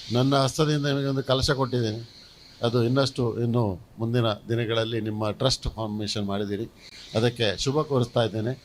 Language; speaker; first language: Kannada; non-native, local second language; Tulu